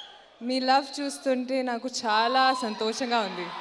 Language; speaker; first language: Telugu; non-native, learner; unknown